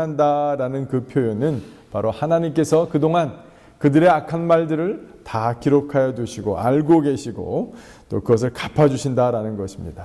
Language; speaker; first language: Korean; native; Korean